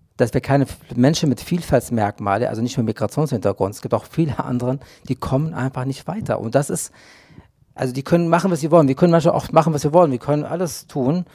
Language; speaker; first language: German; non-native, fluent; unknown